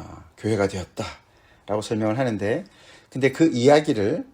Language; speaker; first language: Korean; native; Korean